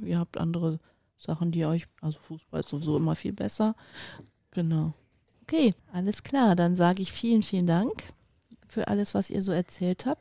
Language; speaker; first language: German; native; German